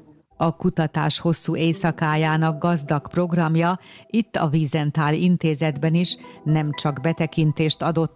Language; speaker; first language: Hungarian; native; Hungarian